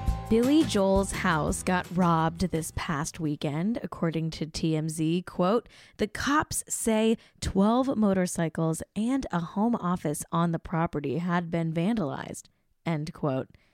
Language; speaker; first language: English; native; English